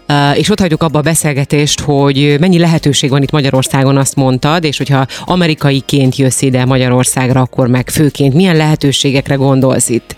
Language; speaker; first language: Hungarian; native; Hungarian